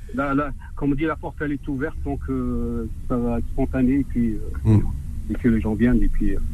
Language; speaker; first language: French; native; French